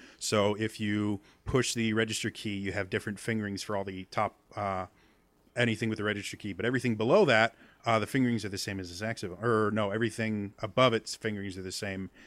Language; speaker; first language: English; native; English